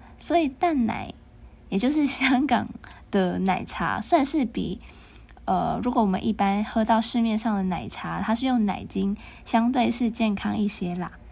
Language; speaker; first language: Chinese; non-native, local second language; Cantonese